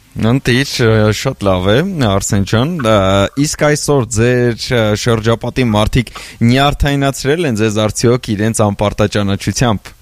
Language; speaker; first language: Armenian; native; Armenian